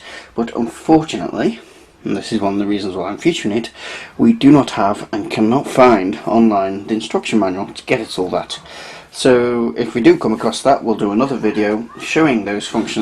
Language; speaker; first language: English; native; English